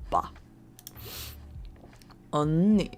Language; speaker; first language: Korean; non-native, learner; English